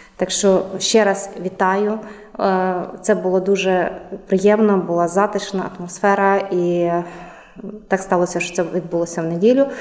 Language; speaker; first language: Ukrainian; native; Ukrainian